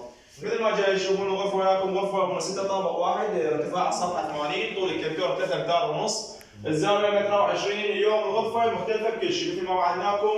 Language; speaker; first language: Arabic; native; Arabic